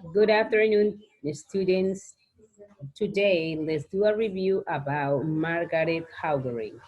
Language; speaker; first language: English; non-native, learner; Spanish